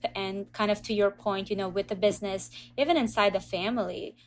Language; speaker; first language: English; early bilingual, other home language; Russian